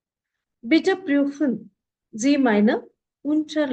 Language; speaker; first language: German; non-native, fluent; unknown